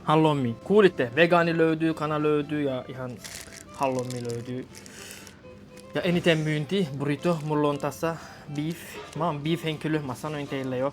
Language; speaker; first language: Finnish; non-native, learner; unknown